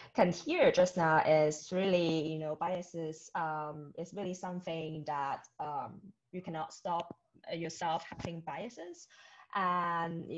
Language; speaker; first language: English; non-native, local second language; Cantonese